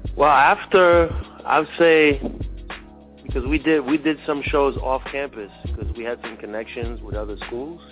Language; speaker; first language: English; early bilingual, other home language; French